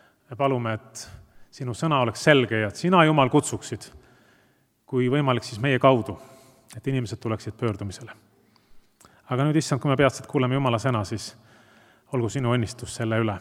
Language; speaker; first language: Estonian; native; Estonian